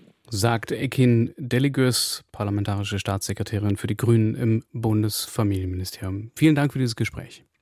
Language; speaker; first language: German; native; German